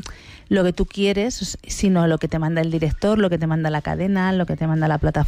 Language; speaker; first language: Spanish; native; Spanish